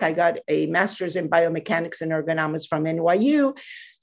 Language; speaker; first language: English; non-native, fluent; Spanish